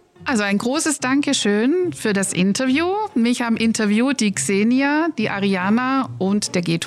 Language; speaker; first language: German; native; German